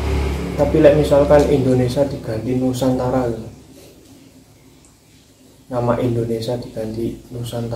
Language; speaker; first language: Indonesian; non-native, local second language; Javanese